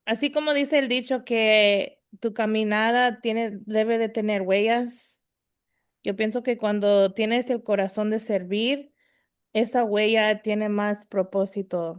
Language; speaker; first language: Spanish; early bilingual, heritage; Spanish